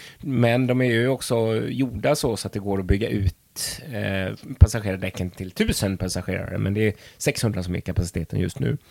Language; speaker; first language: Swedish; native; Swedish